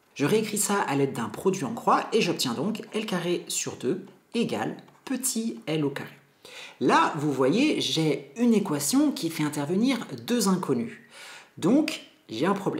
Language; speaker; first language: French; native; French